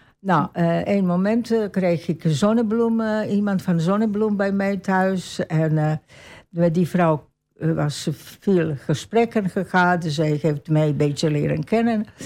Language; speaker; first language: Dutch; non-native, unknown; Croatian